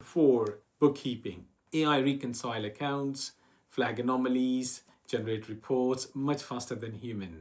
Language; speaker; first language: English; non-native, fluent; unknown